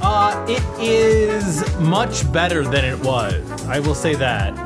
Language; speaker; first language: English; native; English